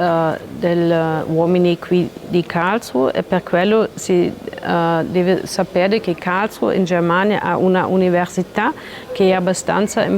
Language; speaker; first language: Italian; non-native, learner; German